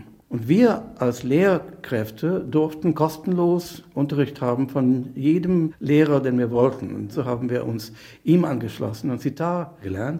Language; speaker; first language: German; non-native, fluent; English